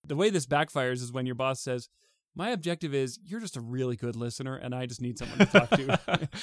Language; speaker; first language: English; native; English